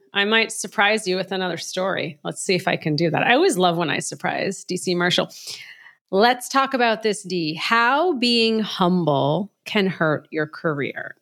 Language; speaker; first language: English; native; English